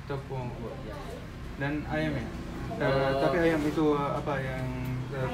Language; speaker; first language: Indonesian; non-native, learner; Arabic